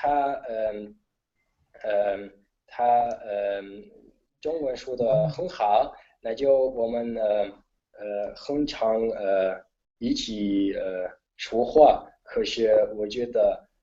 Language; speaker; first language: Chinese; non-native, learner; Italian